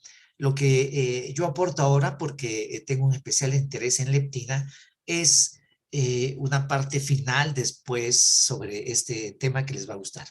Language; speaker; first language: Spanish; native; Spanish